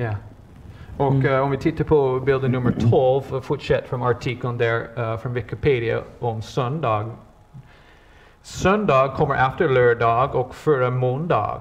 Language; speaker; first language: Swedish; non-native, fluent; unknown